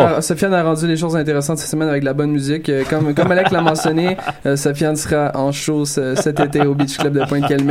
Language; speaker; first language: French; native; French